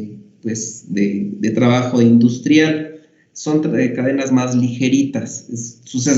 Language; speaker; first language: Spanish; native; Spanish